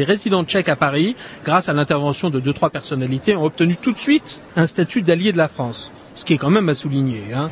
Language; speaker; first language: French; native; French